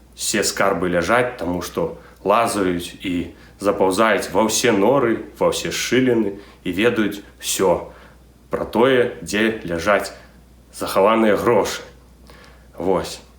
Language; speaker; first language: Belarusian; native; Belarusian